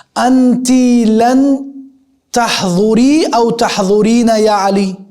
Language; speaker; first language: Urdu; native; Urdu